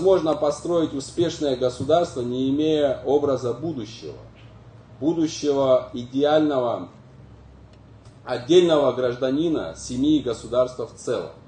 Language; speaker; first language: Russian; native; Russian